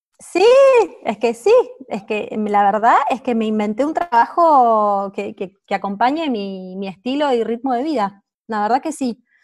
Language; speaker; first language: Spanish; native; Spanish